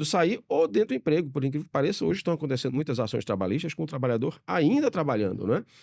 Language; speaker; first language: Portuguese; native; Portuguese